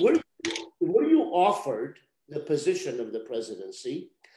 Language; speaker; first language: English; native; English